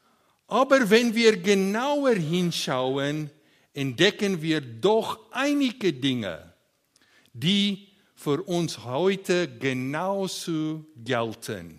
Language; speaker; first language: German; non-native, learner; Afrikaans